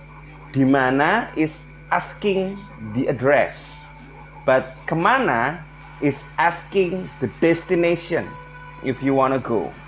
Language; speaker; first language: English; non-native, learner; Indonesian